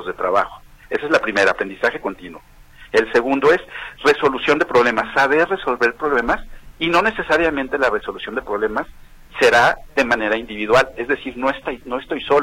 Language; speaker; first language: Spanish; native; Spanish